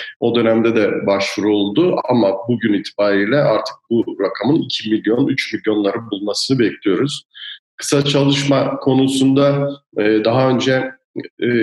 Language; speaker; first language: Turkish; native; Turkish